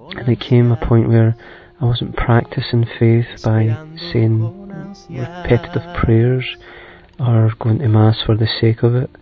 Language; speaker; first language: English; native; English